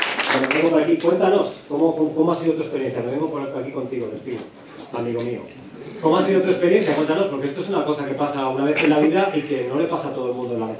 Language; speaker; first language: Spanish; native; Spanish